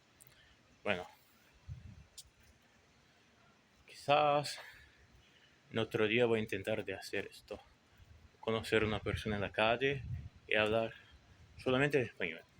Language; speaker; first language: Spanish; non-native, learner; Portuguese